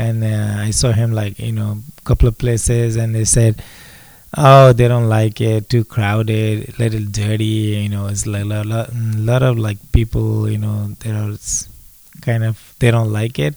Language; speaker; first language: English; non-native, local second language; Nepali